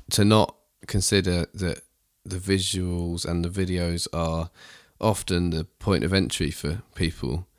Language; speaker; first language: English; native; English